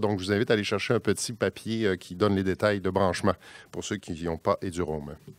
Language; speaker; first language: French; native; French